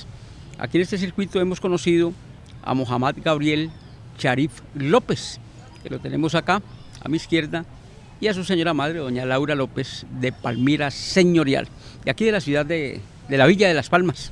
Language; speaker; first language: Spanish; native; Spanish